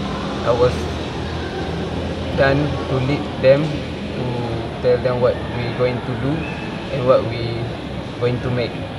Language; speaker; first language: English; non-native, local second language; Malay